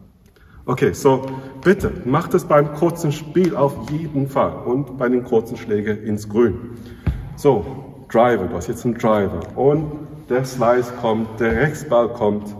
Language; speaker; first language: German; non-native, fluent; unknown